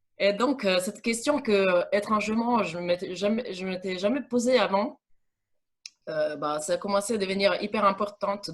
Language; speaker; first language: French; non-native, fluent; Italian